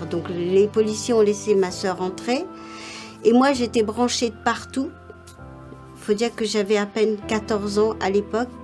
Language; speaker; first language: French; non-native, local second language; Morisyen